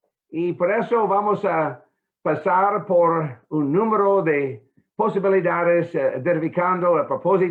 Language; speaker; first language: Spanish; non-native, fluent; English